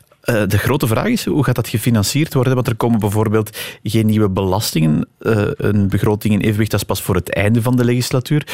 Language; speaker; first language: Dutch; native; Dutch